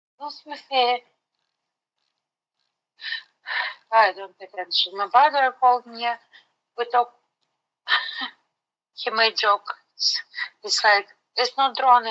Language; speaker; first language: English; non-native, learner; Russian